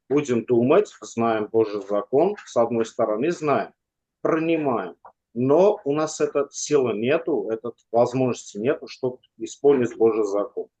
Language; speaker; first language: Russian; non-native, local second language; Armenian